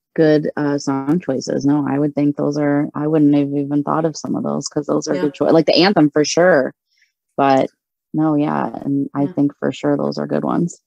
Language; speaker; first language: English; native; English